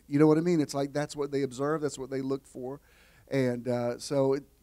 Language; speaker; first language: English; native; English